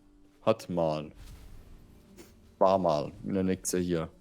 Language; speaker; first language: German; native; German